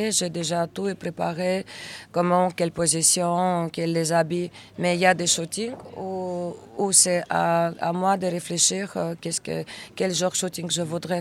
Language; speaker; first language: French; non-native, fluent; Russian